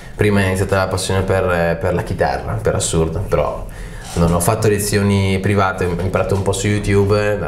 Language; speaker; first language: Italian; early bilingual, other home language; Arabic